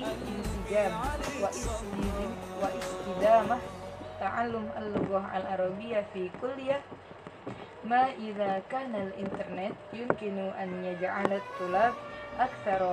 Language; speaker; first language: Arabic; non-native, learner; Indonesian